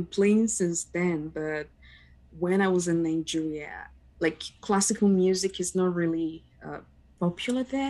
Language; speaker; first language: English; non-native, local second language; Igbo